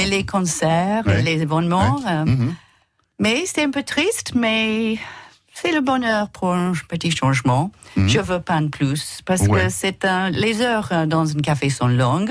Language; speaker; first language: French; non-native, learner; English